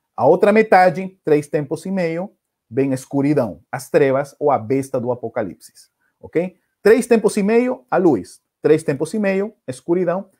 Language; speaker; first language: Portuguese; non-native, fluent; Spanish